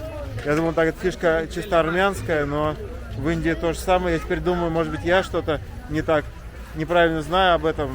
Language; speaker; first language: Russian; native; Russian